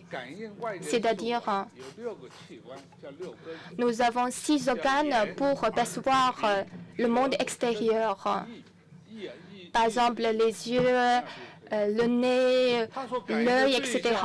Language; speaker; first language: French; non-native, fluent; Chinese